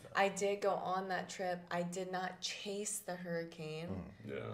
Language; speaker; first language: English; native; English